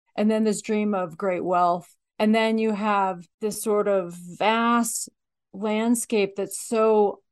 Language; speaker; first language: English; native; English